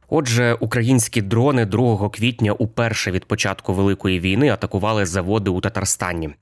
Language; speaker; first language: Ukrainian; native; Ukrainian